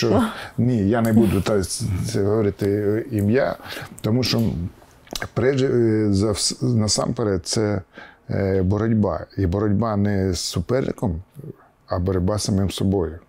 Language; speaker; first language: Ukrainian; non-native, local second language; Russian